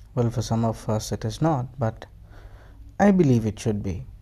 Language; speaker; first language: English; non-native, local second language; Hindi